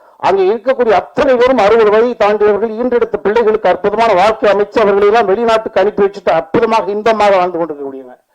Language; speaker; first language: Tamil; native; Tamil